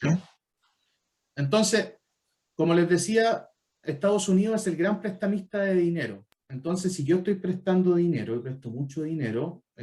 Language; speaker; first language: Spanish; native; Spanish